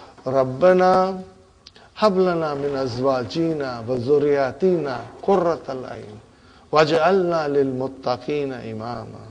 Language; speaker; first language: Arabic; non-native, fluent; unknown